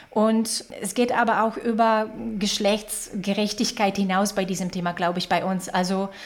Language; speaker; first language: German; non-native, fluent; Slovak